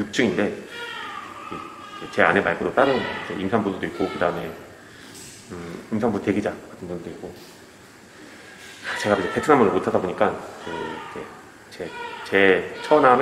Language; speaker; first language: Korean; native; Korean